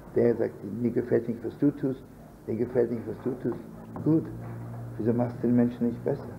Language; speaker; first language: German; non-native, learner; English